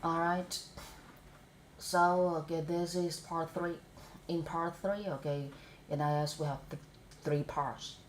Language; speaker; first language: English; non-native, fluent; Vietnamese